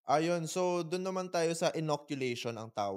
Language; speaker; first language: Filipino; native; Filipino